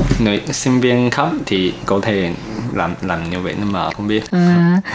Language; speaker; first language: Vietnamese; non-native, learner; Chinese